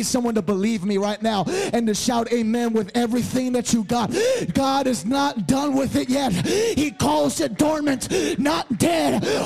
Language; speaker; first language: English; early bilingual, other home language; Spanish